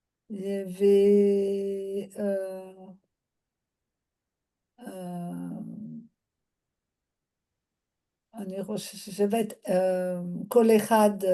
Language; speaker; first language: Hebrew; non-native, learner; French